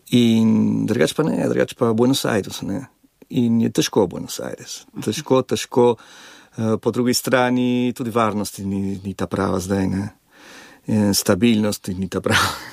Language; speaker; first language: Slovenian; early bilingual, heritage; Slovenian